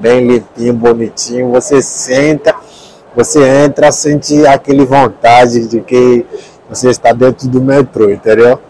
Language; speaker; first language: Portuguese; non-native, learner; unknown